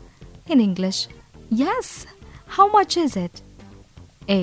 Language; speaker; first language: English; non-native, fluent; Indonesian